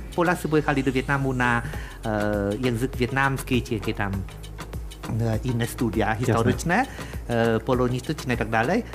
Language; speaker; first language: Polish; non-native, fluent; Vietnamese